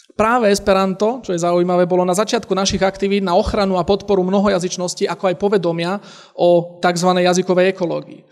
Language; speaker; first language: Slovak; native; Slovak